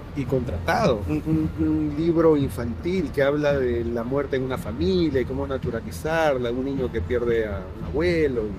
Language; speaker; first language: Spanish; native; Spanish